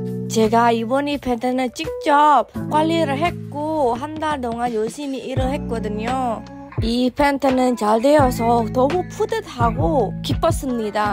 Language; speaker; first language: Korean; non-native, fluent; Indonesian